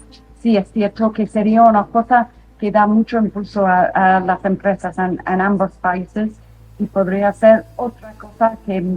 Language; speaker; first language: Spanish; non-native, fluent; English